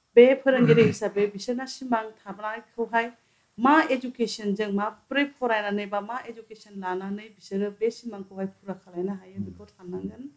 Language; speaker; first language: Bodo; non-native, local second language; Santali